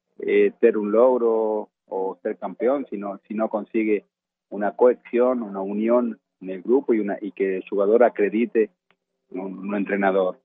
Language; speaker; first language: Portuguese; non-native, fluent; Spanish